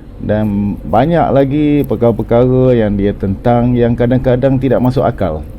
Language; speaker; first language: Malay; native; Malay